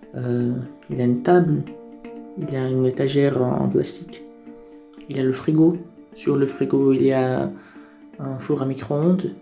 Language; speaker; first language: French; non-native, fluent; Portuguese